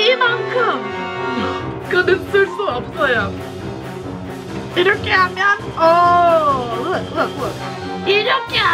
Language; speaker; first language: Korean; non-native, learner; English